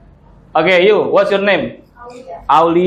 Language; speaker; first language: English; non-native, learner; Indonesian